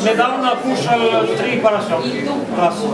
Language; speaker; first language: Russian; non-native, learner; Estonian